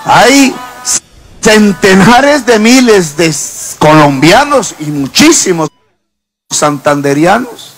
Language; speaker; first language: Spanish; native; Spanish